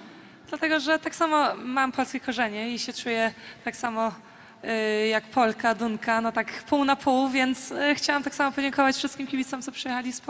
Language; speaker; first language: Polish; early bilingual, heritage; Polish